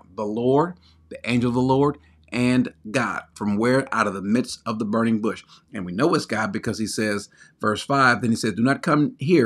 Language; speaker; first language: English; native; English